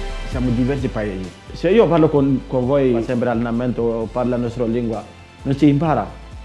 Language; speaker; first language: Italian; non-native, learner; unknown